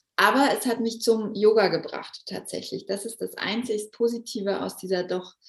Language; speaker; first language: German; native; German